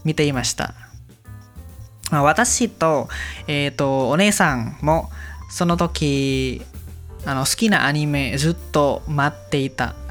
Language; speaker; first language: Japanese; non-native, learner; Indonesian